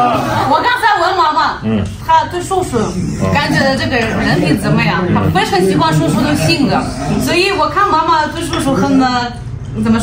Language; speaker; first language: Chinese; non-native, fluent; Ukrainian